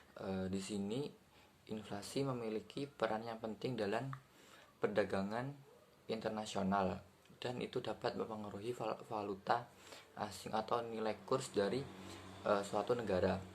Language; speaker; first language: Indonesian; native; Indonesian